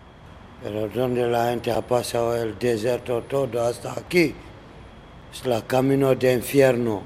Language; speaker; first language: Spanish; non-native, learner; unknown